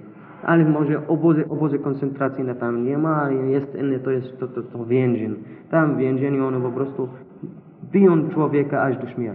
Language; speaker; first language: Polish; non-native, learner; Arabic